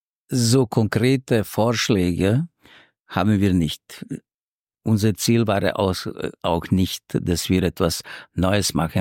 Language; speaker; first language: German; non-native, fluent; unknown